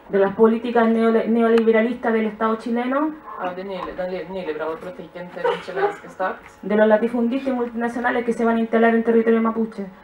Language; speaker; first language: Spanish; native; Spanish